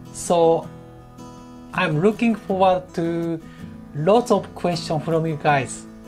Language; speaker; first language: English; non-native, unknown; Japanese